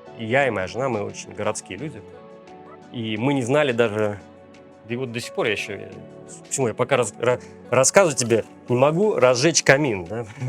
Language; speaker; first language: Russian; native; Russian